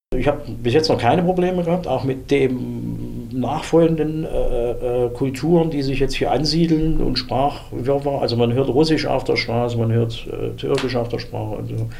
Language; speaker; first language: German; native; German